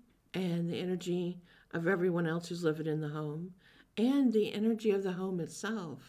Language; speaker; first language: English; native; English